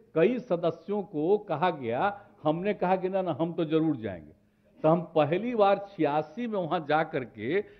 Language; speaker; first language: Hindi; native; Hindi